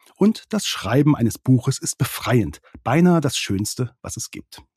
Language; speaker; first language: German; native; German